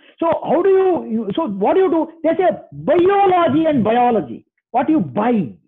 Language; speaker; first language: English; non-native, local second language; Kannada